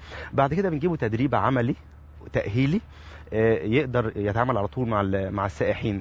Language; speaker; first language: Arabic; native; Arabic